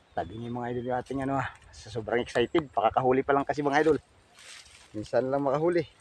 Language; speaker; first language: Filipino; non-native, local second language; Waray